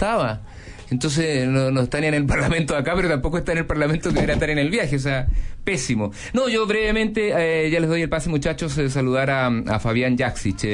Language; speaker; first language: Spanish; native; Spanish